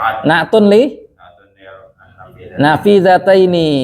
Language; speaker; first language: Arabic; non-native, fluent; Indonesian